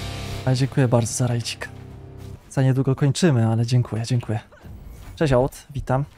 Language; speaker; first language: Polish; native; Polish